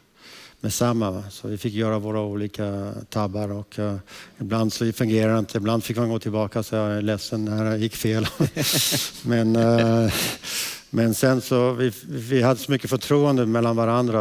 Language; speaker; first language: Swedish; early bilingual, heritage; Swedish